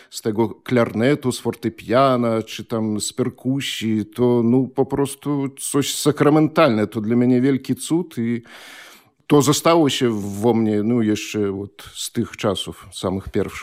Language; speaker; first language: Polish; non-native, fluent; Belarusian